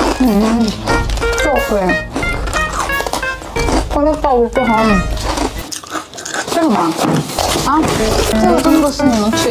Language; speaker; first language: Chinese; non-native, learner; Korean